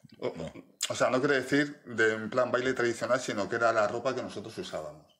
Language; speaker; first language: Spanish; native; Spanish